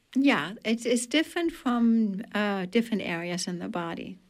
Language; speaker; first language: English; non-native, fluent; German